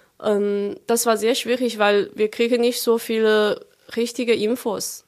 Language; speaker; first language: German; non-native, fluent; Chinese